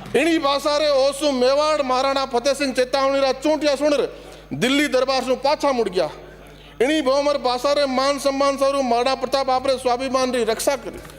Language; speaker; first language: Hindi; non-native, local second language; Marwari